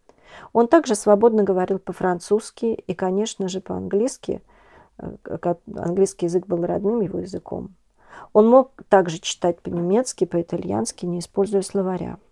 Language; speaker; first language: Russian; native; Russian